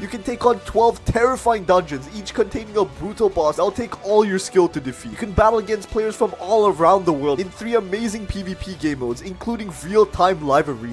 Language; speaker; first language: English; native; English